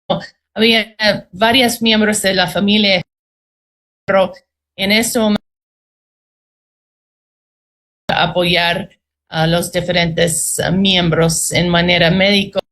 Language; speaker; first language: Spanish; non-native, fluent; English